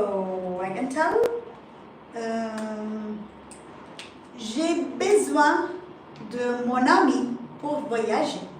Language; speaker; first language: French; non-native, fluent; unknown